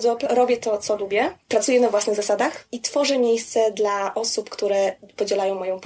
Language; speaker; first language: Polish; native; Polish